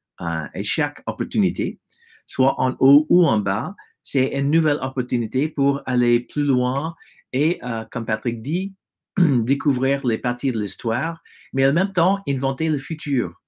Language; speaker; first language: French; non-native, fluent; English